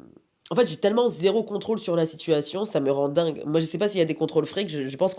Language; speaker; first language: French; native; French